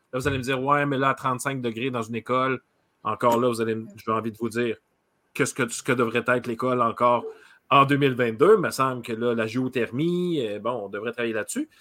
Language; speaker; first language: French; native; French